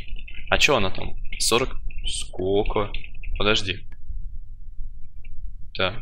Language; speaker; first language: Russian; native; Russian